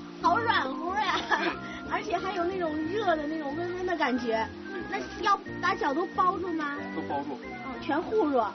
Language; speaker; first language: Chinese; native; Chinese